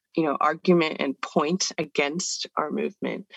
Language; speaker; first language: English; native; English